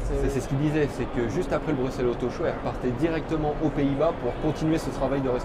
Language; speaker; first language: French; native; French